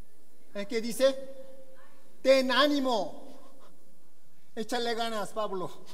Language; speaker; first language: Spanish; non-native, learner; Korean